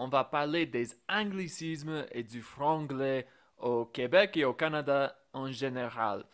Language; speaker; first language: French; non-native, fluent; English